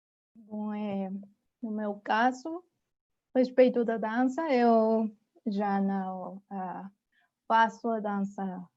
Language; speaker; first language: Portuguese; non-native, fluent; Spanish